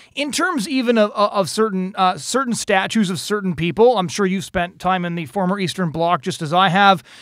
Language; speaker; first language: English; native; English